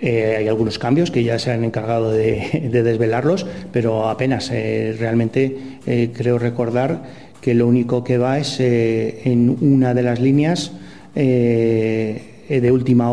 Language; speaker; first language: Spanish; native; Spanish